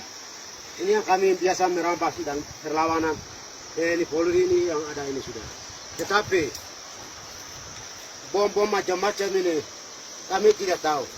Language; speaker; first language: Indonesian; non-native, local second language; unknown